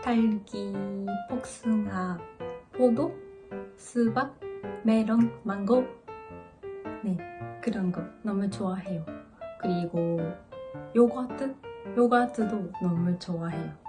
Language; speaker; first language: Korean; non-native, learner; Japanese